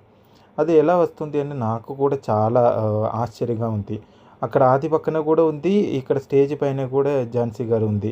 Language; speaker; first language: Telugu; non-native, learner; Malayalam